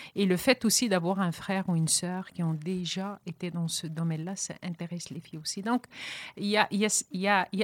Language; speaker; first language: French; non-native, local second language; Arabic